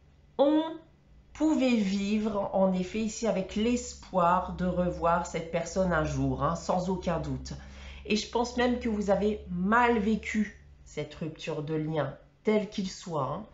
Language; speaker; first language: French; native; French